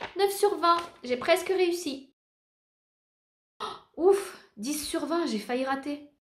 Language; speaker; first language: French; native; French